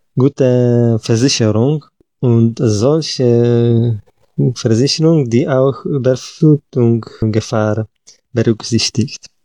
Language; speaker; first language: German; non-native, fluent; Polish